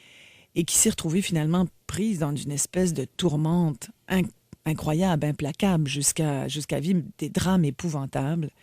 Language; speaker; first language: French; native; French